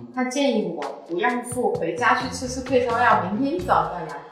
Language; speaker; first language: Chinese; non-native, local second language; Min Nan Chinese